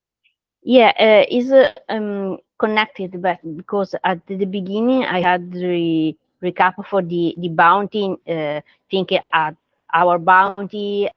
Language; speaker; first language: English; non-native, learner; Italian